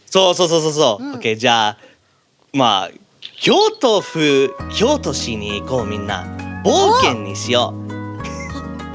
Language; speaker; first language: Japanese; non-native, learner; English